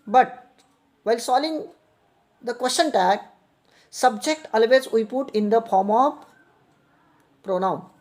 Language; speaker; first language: English; non-native, local second language; Marathi